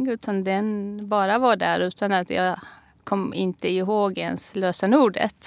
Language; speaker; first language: Swedish; non-native, fluent; Persian